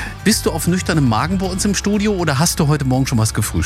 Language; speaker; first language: German; native; German